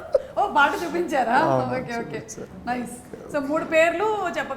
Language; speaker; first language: Telugu; native; Telugu